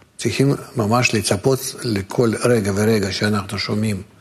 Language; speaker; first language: Hebrew; non-native, fluent; Russian